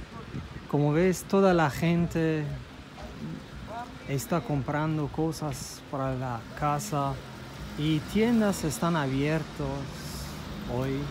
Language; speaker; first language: Spanish; non-native, fluent; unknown